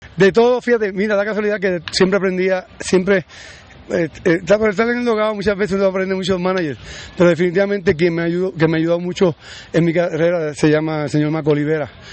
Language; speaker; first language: Spanish; native; Spanish